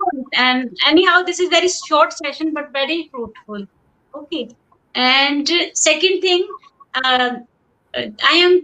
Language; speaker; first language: English; non-native, local second language; Hindi